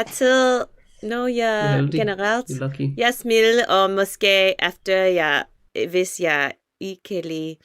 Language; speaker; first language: Danish; non-native, learner; English